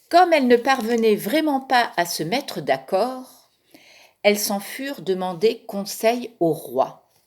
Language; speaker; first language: French; native; French